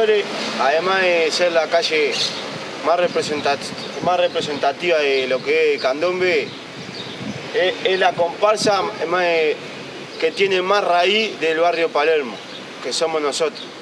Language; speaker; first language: Spanish; native; Spanish